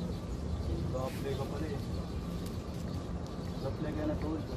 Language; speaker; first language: Filipino; native; Filipino